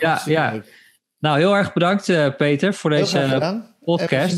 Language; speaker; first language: Dutch; native; Dutch